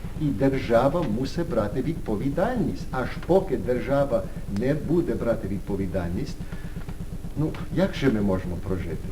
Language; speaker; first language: Ukrainian; early bilingual, heritage; Ukrainian